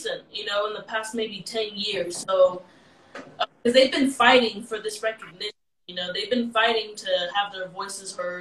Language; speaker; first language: English; native; English